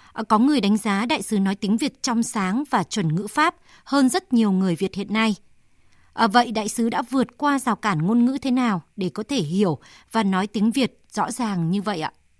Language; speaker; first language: Vietnamese; native; Vietnamese